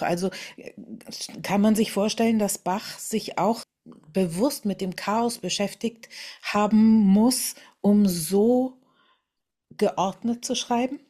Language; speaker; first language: German; native; German